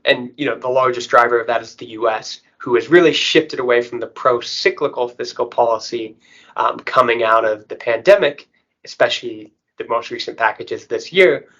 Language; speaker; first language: English; native; English